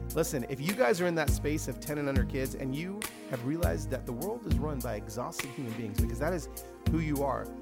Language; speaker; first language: English; early bilingual, other home language; Spanish